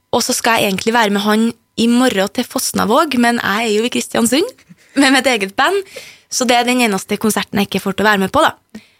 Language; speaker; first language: Norwegian; native; Norwegian